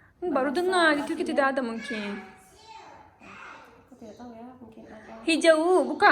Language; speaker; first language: Indonesian; non-native, learner; Turkish